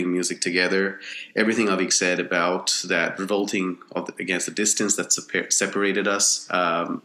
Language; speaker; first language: English; non-native, local second language; Bangla